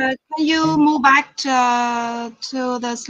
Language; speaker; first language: English; non-native, fluent; Vietnamese